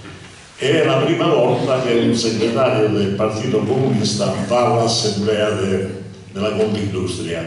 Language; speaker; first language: Italian; native; Italian